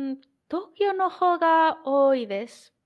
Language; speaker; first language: Japanese; non-native, fluent; Spanish